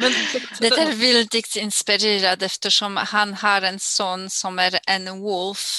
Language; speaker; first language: Swedish; non-native, fluent; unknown